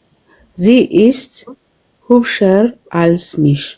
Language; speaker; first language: German; non-native, learner; Amharic